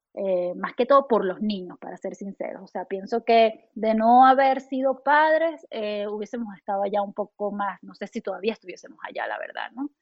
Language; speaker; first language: Spanish; native; Spanish